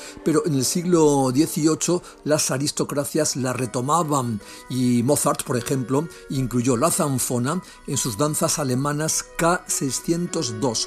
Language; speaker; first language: Spanish; native; Spanish